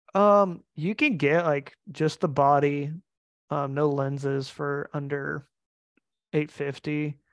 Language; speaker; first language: English; native; English